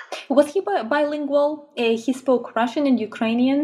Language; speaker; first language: English; non-native, fluent; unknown